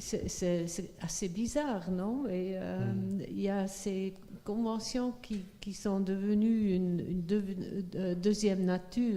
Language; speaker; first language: French; non-native, fluent; Swiss German